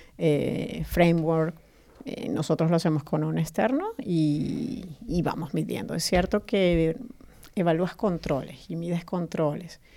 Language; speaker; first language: Spanish; native; Spanish